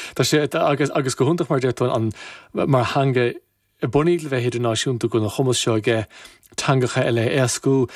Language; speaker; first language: Irish; native; Irish